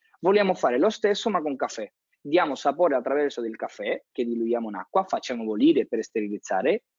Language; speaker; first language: Italian; non-native, fluent; Spanish